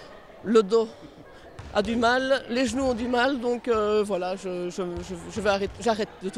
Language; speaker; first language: French; native; French